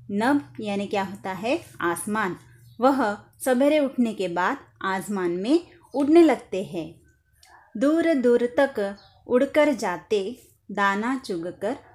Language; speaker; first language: Hindi; non-native, local second language; Marathi